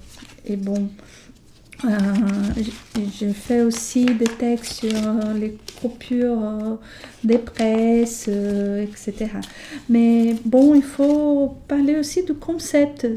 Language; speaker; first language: French; non-native, fluent; Portuguese